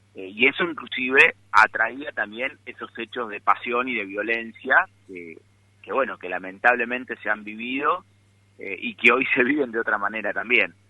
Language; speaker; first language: Spanish; native; Spanish